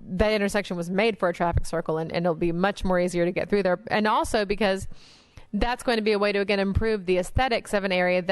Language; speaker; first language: English; native; English